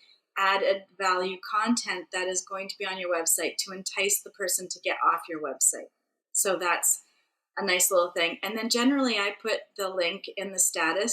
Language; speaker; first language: English; native; English